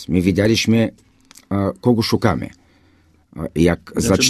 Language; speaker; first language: Polish; non-native, fluent; Bulgarian